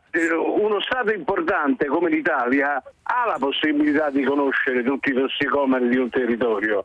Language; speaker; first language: Italian; native; Italian